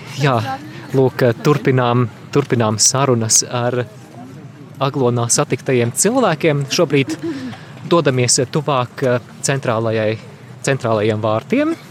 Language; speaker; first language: Latvian; native; Latvian